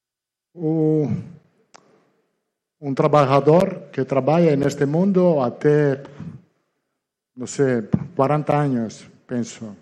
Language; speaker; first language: Portuguese; non-native, learner; Italian